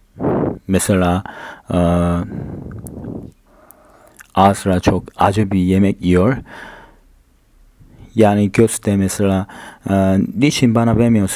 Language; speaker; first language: Turkish; non-native, fluent; Korean